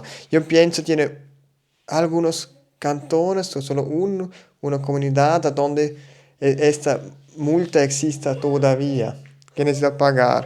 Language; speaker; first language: Spanish; non-native, learner; German